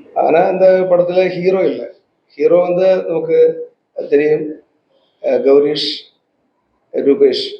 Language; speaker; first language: Tamil; non-native, learner; Malayalam